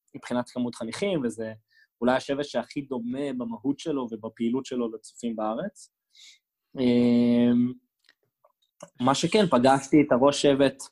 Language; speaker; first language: Hebrew; native; Hebrew